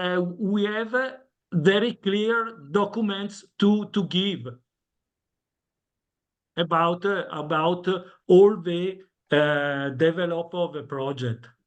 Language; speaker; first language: English; non-native, learner; Italian